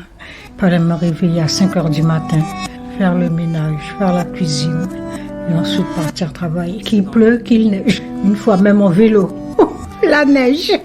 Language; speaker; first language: French; non-native, local second language; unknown